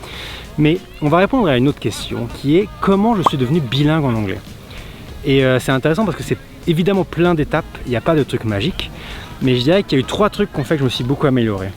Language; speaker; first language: French; native; French